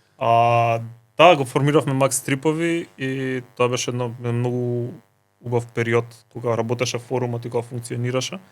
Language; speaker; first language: Macedonian; native; Macedonian